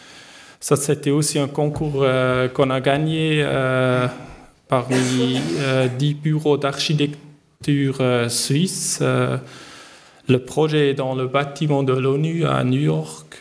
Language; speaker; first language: French; non-native, learner; German